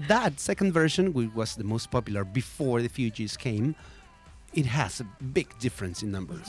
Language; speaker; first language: English; non-native, fluent; Spanish